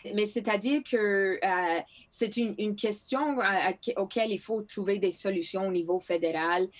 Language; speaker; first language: French; non-native, local second language; Greek